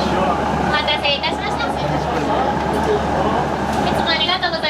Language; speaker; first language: Japanese; native; Japanese